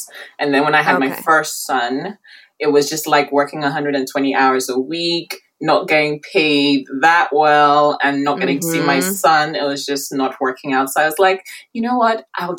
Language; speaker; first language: English; native; English